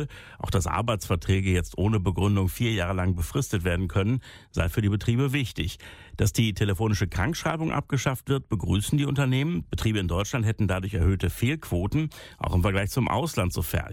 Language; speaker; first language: German; native; German